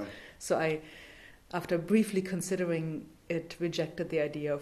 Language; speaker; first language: English; non-native, fluent; German